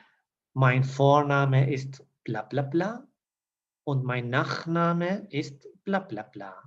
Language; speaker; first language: German; non-native, learner; Persian